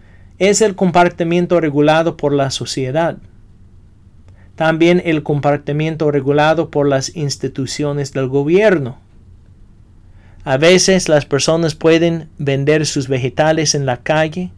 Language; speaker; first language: Spanish; non-native, fluent; English